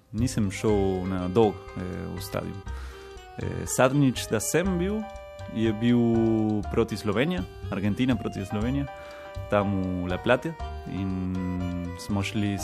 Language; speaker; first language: Slovenian; non-native, learner; Spanish